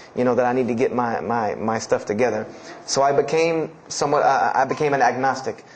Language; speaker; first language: English; native; English